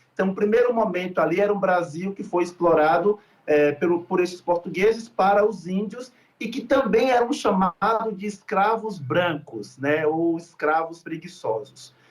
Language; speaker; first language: Portuguese; native; Portuguese